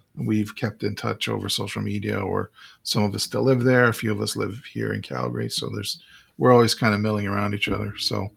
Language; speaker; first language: English; native; English